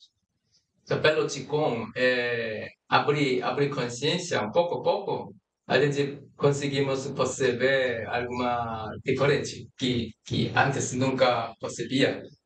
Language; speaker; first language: Portuguese; non-native, fluent; Korean